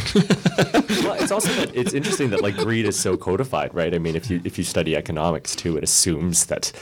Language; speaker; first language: English; early bilingual, other home language; Cantonese